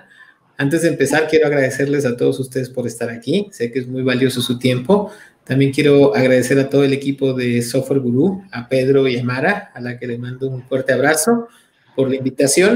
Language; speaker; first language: Spanish; native; Spanish